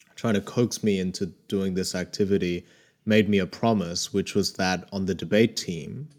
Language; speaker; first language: English; early bilingual, other home language; Korean